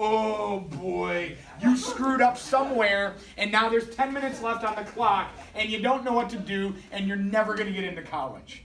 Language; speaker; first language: English; native; English